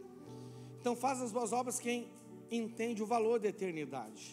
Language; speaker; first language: Portuguese; native; Portuguese